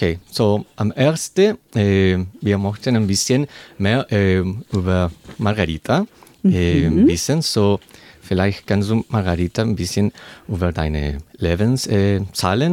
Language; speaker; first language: German; non-native, learner; Spanish